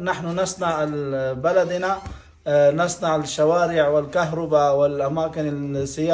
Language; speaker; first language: Arabic; non-native, fluent; Pashto